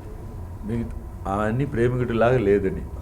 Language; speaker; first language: Telugu; non-native, learner; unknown